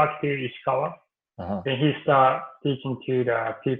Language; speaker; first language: English; non-native, learner; Japanese